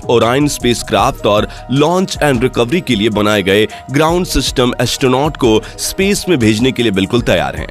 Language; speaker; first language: Hindi; native; Hindi